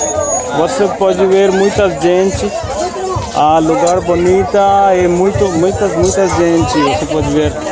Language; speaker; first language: Portuguese; non-native, learner; Hindi